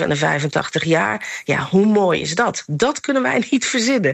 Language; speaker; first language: Dutch; non-native, fluent; Nepali